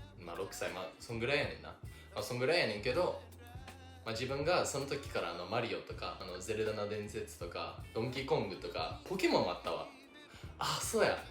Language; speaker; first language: Japanese; non-native, fluent; English